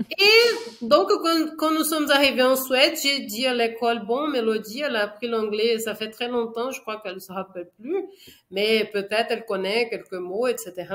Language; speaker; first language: French; non-native, fluent; Portuguese